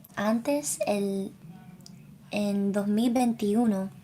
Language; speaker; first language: Spanish; early bilingual, other home language; English